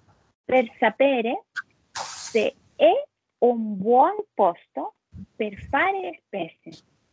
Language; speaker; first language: Italian; non-native, learner; Spanish